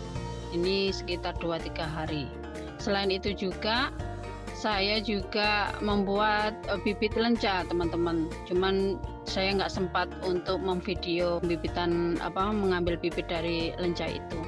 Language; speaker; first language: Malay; non-native, local second language; Javanese